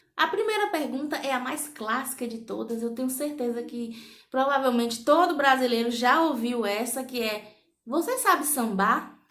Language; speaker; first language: Portuguese; native; Portuguese